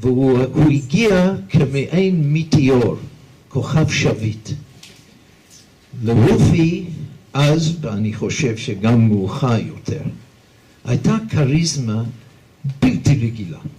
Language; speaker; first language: Hebrew; non-native, fluent; English